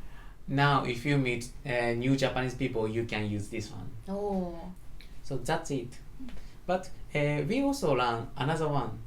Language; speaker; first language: English; non-native, learner; Japanese